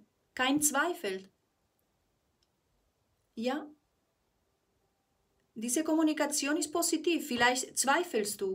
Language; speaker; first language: German; non-native, fluent; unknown